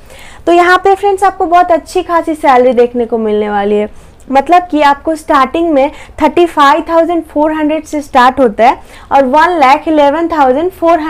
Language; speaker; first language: Hindi; native; Hindi